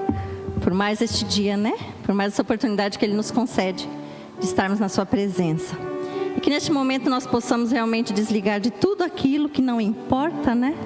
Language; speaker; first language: Portuguese; native; Portuguese